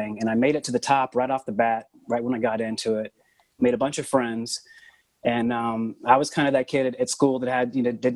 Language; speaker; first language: English; native; English